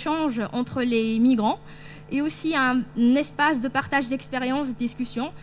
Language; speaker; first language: French; non-native, local second language; Arabic